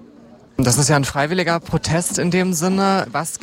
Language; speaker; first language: German; native; German